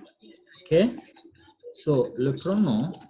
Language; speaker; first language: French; non-native, fluent; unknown